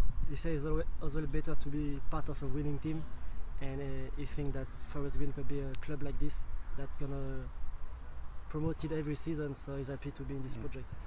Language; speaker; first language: English; non-native, fluent; French